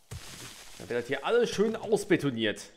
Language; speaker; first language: German; native; German